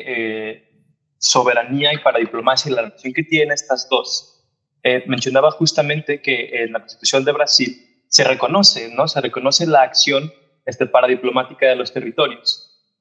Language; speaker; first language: Spanish; native; Spanish